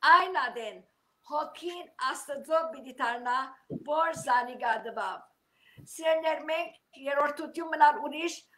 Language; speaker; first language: Armenian; early bilingual, heritage; Armenian